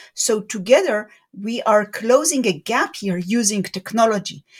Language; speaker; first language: English; non-native, fluent; Hebrew